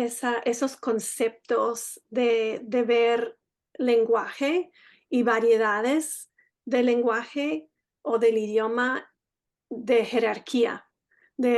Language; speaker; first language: Spanish; early bilingual, heritage; Spanish